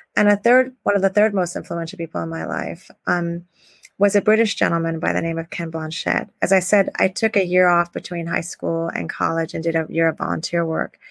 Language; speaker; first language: English; native; English